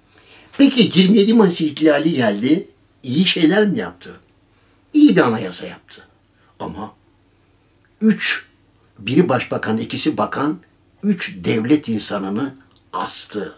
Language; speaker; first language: Turkish; native; Turkish